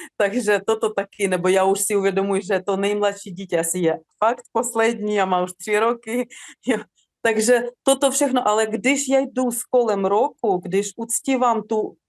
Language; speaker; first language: Czech; non-native, fluent; Ukrainian